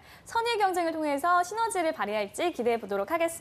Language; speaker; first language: Korean; native; Korean